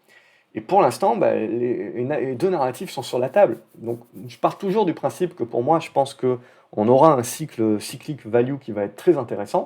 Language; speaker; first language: French; native; French